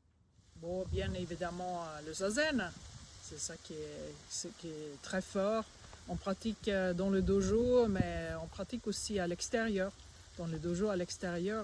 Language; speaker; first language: French; non-native, fluent; Swedish